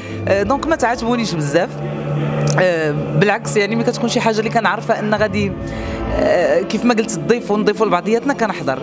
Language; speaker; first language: Arabic; native; Arabic